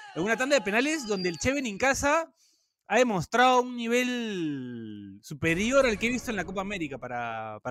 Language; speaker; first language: Spanish; native; Spanish